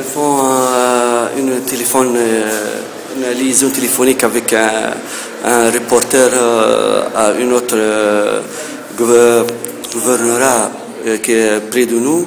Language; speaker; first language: French; non-native, local second language; Arabic